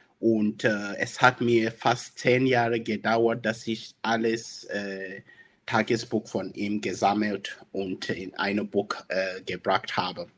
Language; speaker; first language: German; non-native, learner; English